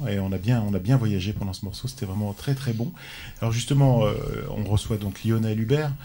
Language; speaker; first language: French; native; French